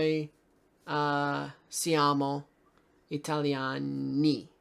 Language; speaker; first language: Italian; non-native, learner; English